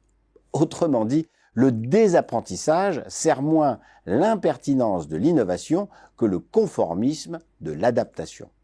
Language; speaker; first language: French; native; French